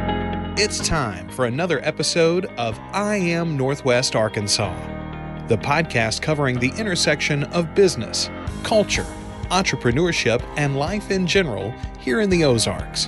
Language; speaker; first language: English; native; English